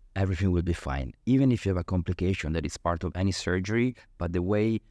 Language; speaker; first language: English; non-native, fluent; Italian